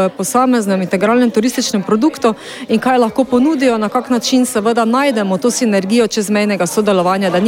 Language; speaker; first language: Slovenian; native; Slovenian